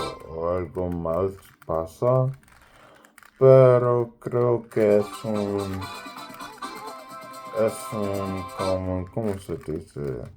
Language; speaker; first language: Spanish; non-native, learner; English